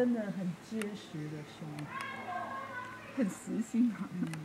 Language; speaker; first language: Chinese; native; Chinese